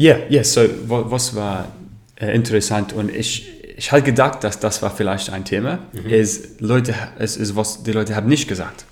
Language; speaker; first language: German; non-native, learner; English